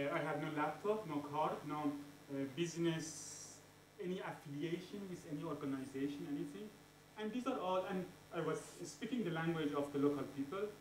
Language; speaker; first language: English; non-native, fluent; Persian